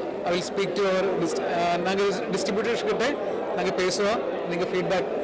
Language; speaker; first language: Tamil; non-native, learner; Malayalam